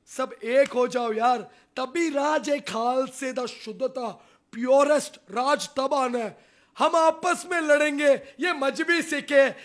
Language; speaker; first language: Hindi; non-native, local second language; Punjabi